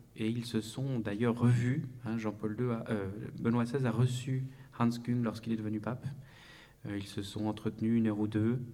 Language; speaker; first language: French; native; French